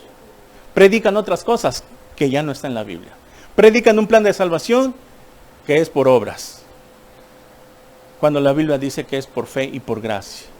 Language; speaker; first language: Spanish; native; Spanish